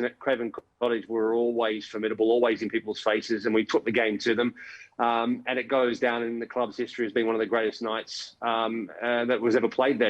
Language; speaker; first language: English; native; English